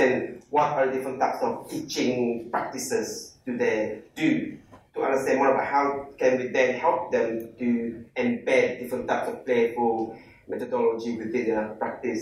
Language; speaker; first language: English; non-native, local second language; Malay